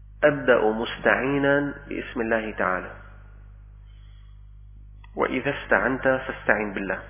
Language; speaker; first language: Arabic; native; Arabic